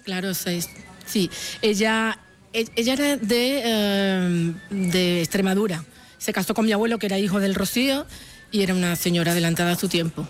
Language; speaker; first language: Spanish; native; Spanish